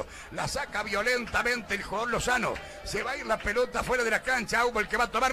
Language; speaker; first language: Spanish; native; Spanish